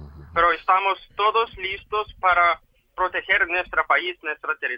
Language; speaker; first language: Spanish; non-native, learner; Ukrainian